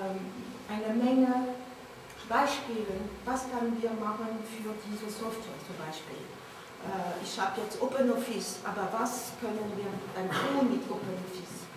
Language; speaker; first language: German; non-native, learner; French